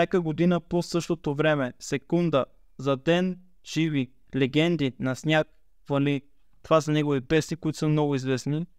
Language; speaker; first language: Bulgarian; native; Bulgarian